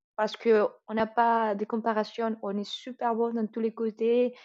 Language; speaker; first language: French; non-native, fluent; Spanish